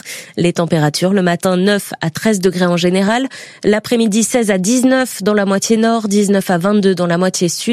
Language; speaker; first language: French; native; French